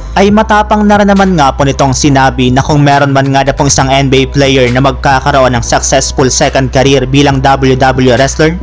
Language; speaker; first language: Filipino; native; Filipino